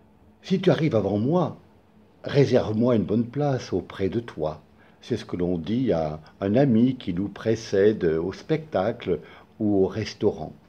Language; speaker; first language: French; native; French